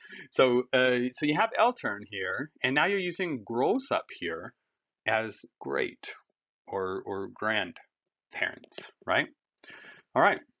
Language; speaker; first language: English; native; English